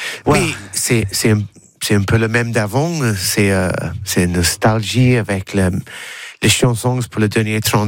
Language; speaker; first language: French; non-native, learner; English